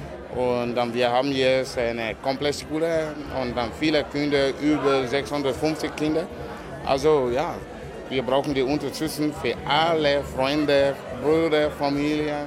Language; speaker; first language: German; non-native, fluent; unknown